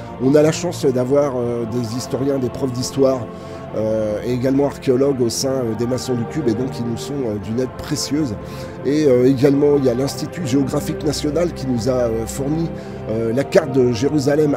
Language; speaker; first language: French; native; French